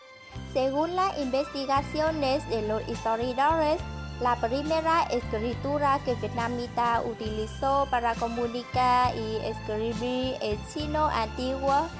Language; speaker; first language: Spanish; non-native, learner; Vietnamese